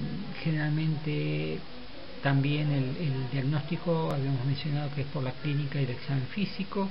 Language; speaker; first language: Spanish; native; Spanish